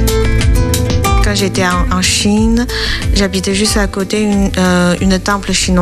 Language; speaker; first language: French; non-native, learner; Chinese